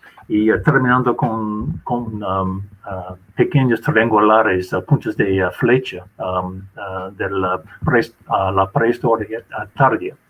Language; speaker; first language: Spanish; non-native, fluent; English